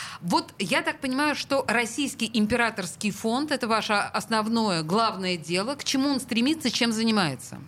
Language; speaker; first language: Russian; native; Russian